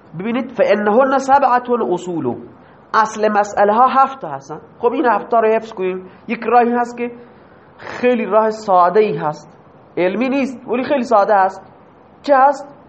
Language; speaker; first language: Persian; non-native, local second language; Baluchi